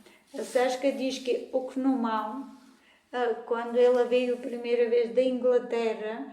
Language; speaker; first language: Portuguese; non-native, fluent; Bulgarian